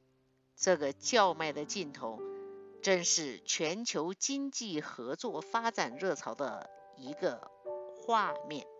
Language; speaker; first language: Chinese; native; Chinese